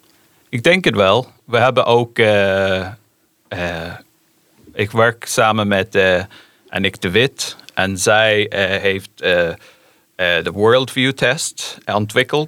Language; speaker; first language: Dutch; non-native, fluent; English